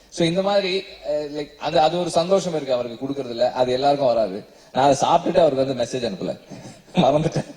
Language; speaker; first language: Tamil; native; Tamil